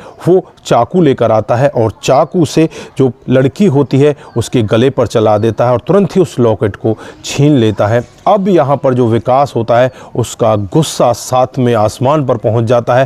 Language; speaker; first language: Hindi; native; Hindi